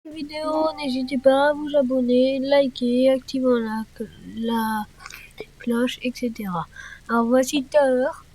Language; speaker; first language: French; native; French